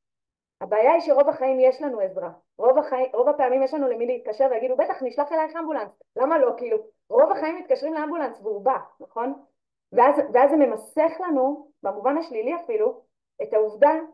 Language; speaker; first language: Hebrew; native; Hebrew